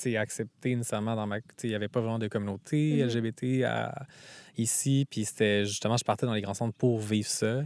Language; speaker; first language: French; native; French